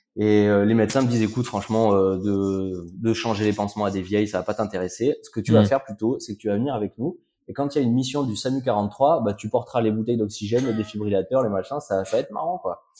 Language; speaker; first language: French; native; French